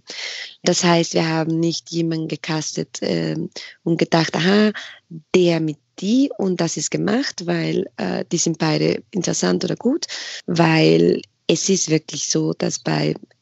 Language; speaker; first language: German; non-native, fluent; Spanish